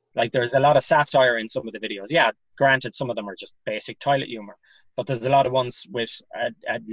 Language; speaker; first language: English; native; English